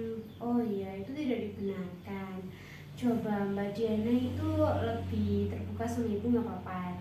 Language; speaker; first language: Indonesian; native; Indonesian